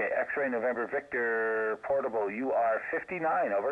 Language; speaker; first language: English; native; English